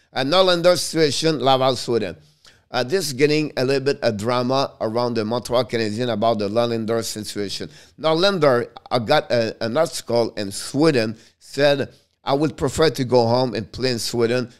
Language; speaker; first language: English; non-native, fluent; French